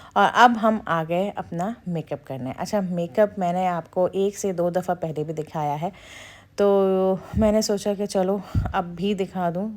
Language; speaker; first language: Urdu; native; Urdu